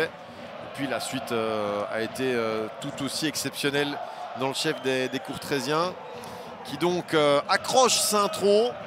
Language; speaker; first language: French; native; French